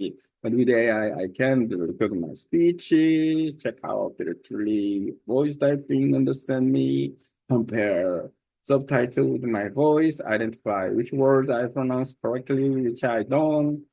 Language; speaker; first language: English; non-native, learner; Korean